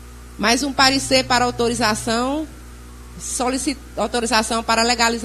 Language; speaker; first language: Portuguese; native; Portuguese